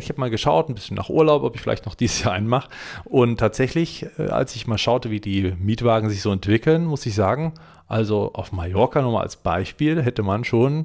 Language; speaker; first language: German; native; German